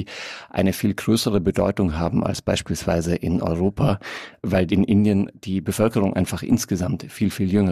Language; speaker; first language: German; native; German